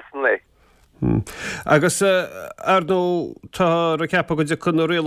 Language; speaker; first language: Irish; native; Irish